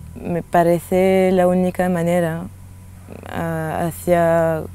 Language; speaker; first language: Spanish; non-native, fluent; French